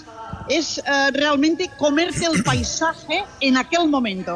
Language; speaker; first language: Spanish; non-native, local second language; Catalan